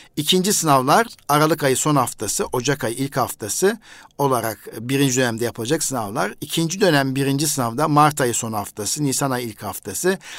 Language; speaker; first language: Turkish; native; Turkish